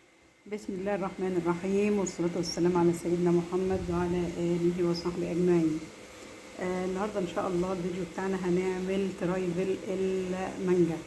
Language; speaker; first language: Arabic; native; Arabic